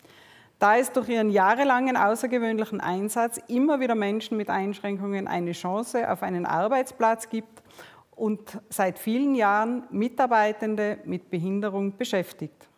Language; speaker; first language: German; native; German